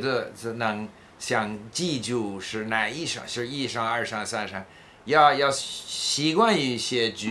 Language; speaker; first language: Chinese; non-native, fluent; English